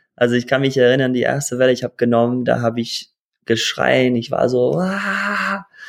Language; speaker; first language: German; early bilingual, heritage; German